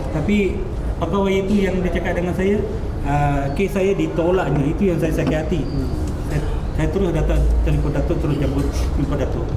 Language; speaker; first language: Malay; non-native, local second language; Tamil